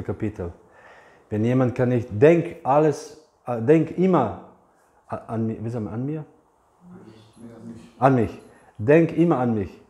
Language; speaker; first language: German; non-native, fluent; English